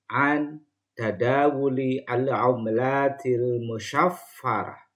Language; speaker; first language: Arabic; non-native, fluent; Indonesian